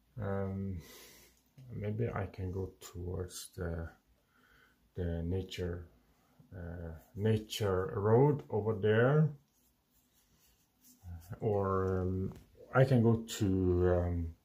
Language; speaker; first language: English; non-native, fluent; Norwegian